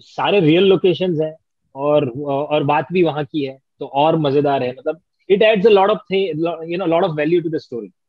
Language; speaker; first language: Hindi; non-native, local second language; Gujarati